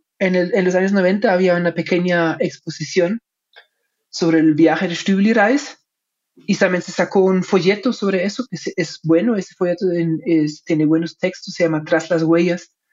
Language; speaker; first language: Spanish; non-native, fluent; German